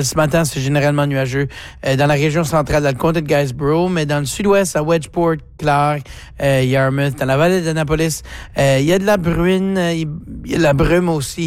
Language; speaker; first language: French; native; French